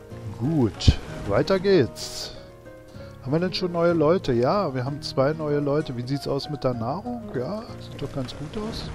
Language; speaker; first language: German; native; German